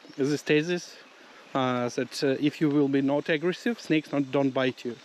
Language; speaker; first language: English; non-native, learner; Russian